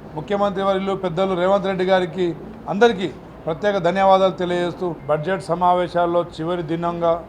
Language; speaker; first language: Telugu; non-native, local second language; Lambadi